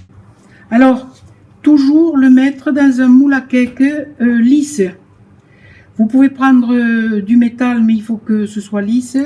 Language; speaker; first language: French; native; French